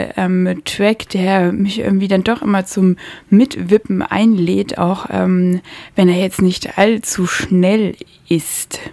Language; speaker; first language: German; native; German